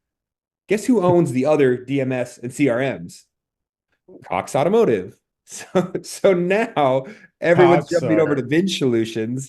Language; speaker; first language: English; native; English